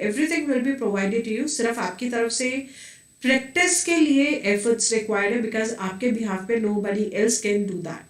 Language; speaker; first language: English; non-native, local second language; Hindi